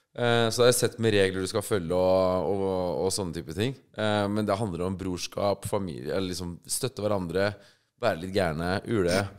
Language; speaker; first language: Norwegian; native; Norwegian